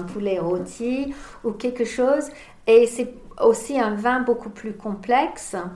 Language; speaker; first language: French; non-native, fluent; English